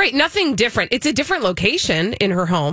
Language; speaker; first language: English; native; English